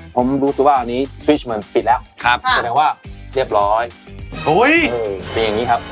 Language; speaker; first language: Thai; non-native, fluent; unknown